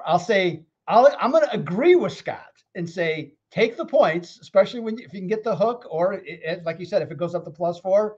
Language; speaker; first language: English; native; English